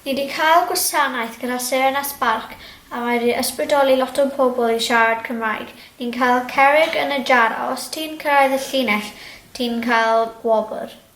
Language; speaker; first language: Welsh; non-native, local second language; English